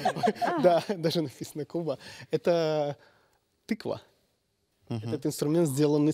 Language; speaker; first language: Russian; native; Russian